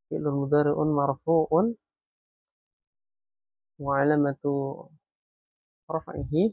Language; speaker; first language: Arabic; non-native, fluent; Indonesian